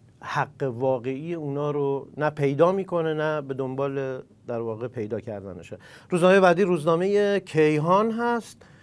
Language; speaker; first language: Persian; non-native, local second language; Central Kurdish